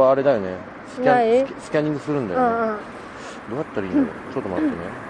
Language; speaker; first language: Japanese; native; Japanese